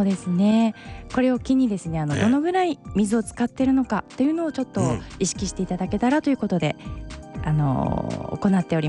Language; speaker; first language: Japanese; native; Japanese